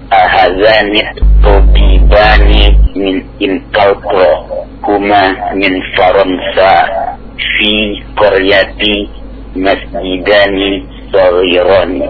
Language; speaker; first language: Arabic; non-native, learner; Indonesian